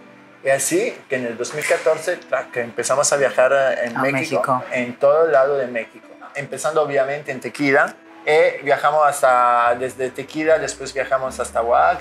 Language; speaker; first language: Spanish; non-native, fluent; Italian